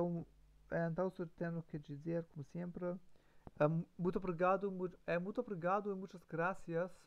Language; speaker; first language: Portuguese; non-native, learner; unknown